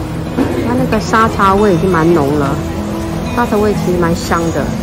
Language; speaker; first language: Chinese; native; Chinese